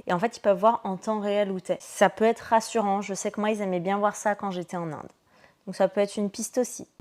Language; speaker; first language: French; native; French